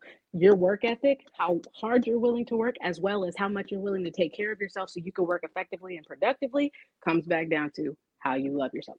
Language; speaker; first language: English; native; English